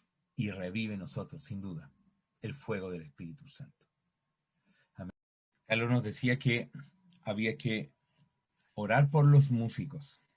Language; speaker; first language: Spanish; native; Spanish